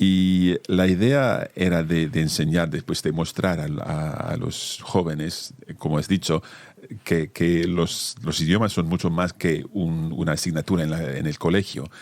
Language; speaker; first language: Spanish; non-native, fluent; English